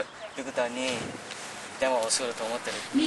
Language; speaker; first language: Japanese; non-native, learner; English